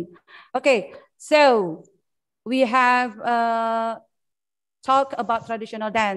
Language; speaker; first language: English; non-native, fluent; Indonesian